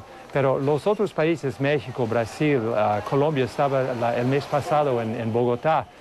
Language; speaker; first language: Spanish; non-native, fluent; English